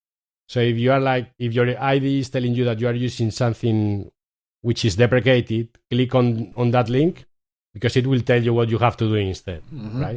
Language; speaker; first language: English; non-native, fluent; Spanish